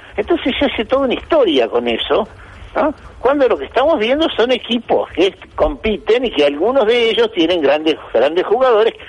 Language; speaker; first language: Spanish; native; Spanish